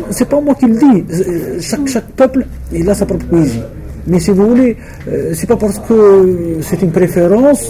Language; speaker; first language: French; non-native, local second language; Arabic